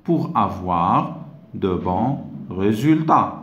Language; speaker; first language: French; non-native, local second language; Arabic